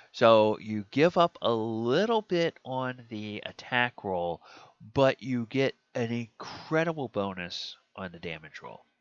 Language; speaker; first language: English; native; English